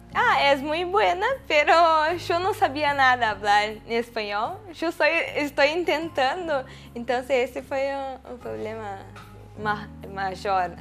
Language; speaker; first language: Spanish; non-native, learner; Portuguese